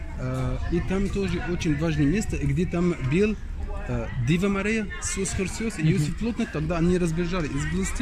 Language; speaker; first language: Russian; non-native, learner; Arabic